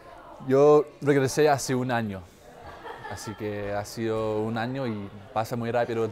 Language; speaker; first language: Spanish; non-native, fluent; English